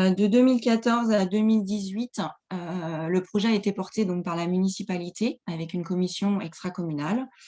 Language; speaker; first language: French; native; French